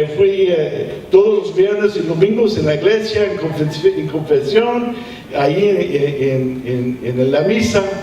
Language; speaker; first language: Spanish; early bilingual, heritage; English